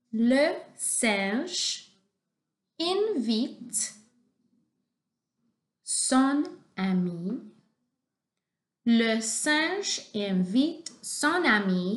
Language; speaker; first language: French; non-native, local second language; English